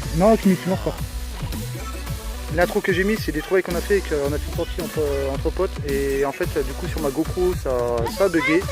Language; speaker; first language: French; native; French